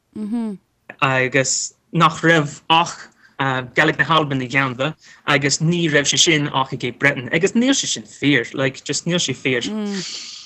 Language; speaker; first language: Irish; non-native, fluent; English